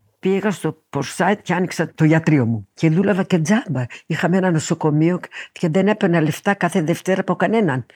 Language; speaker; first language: Greek; early bilingual, heritage; Greek